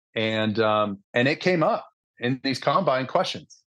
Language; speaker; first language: English; early bilingual, other home language; Spanish